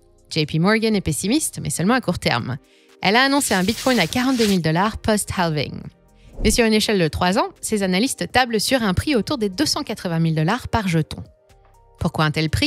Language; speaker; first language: French; native; French